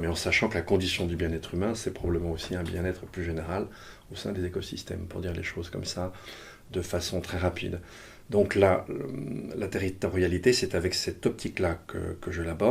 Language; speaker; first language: French; native; French